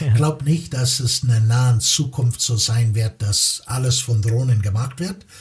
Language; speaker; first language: German; non-native, fluent; English